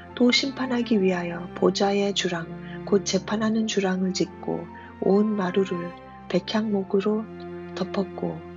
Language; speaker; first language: Korean; native; Korean